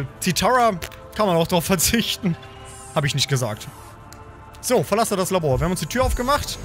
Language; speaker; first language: German; native; German